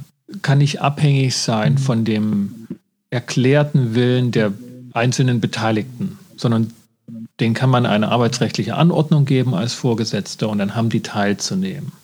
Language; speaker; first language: German; native; German